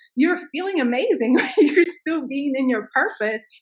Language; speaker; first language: English; early bilingual, other home language; Swedish